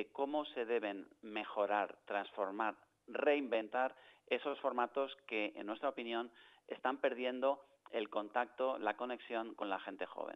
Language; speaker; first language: Spanish; native; Spanish